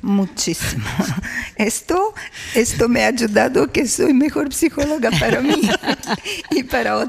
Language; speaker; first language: Spanish; non-native, fluent; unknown